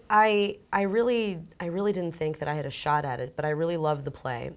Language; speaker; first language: English; early bilingual, other home language; Ukrainian